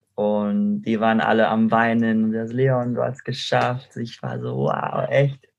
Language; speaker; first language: German; non-native, fluent; Spanish